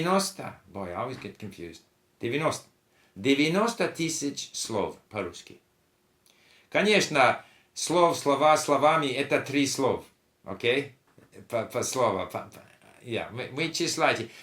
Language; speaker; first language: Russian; non-native, learner; English